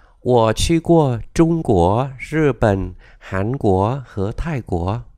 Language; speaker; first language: Chinese; non-native, fluent; Vietnamese